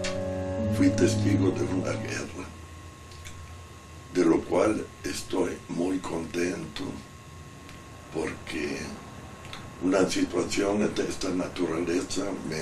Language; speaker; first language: Spanish; non-native, fluent; Italian